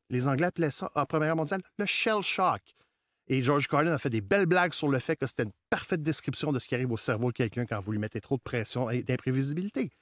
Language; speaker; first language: French; native; French